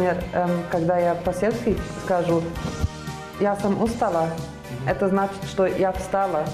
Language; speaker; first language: Russian; non-native, learner; Serbian